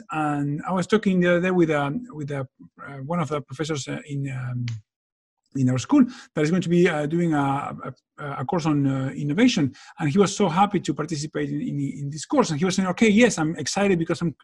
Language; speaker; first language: English; non-native, fluent; Spanish